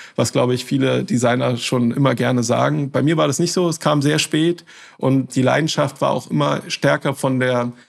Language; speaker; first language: German; native; German